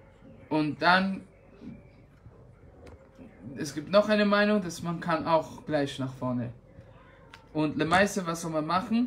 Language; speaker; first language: German; non-native, fluent; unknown